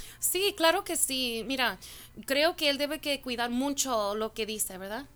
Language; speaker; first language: Spanish; early bilingual, heritage; Spanish